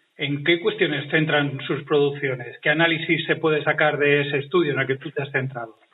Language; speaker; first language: Spanish; native; Spanish